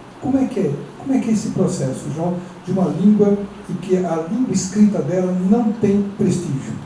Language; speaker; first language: Portuguese; native; Portuguese